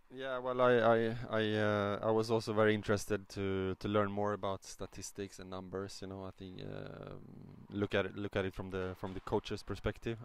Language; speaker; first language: English; non-native, fluent; Swedish